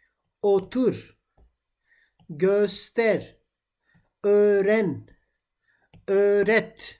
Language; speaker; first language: Turkish; non-native, fluent; Urdu